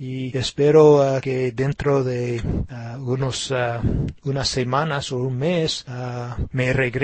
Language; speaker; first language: Spanish; non-native, fluent; English